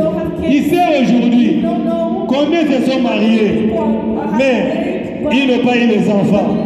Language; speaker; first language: French; non-native, local second language; Lingala